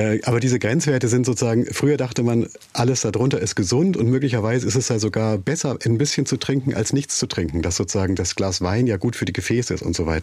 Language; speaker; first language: German; native; German